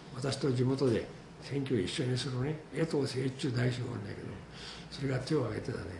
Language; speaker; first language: Japanese; native; Japanese